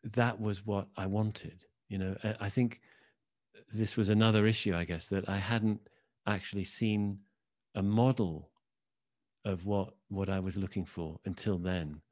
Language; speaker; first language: English; native; English